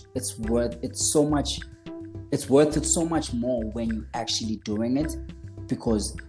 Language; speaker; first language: English; non-native, local second language; Zulu